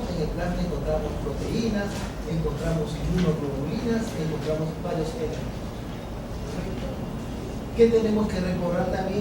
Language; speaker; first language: Spanish; native; Spanish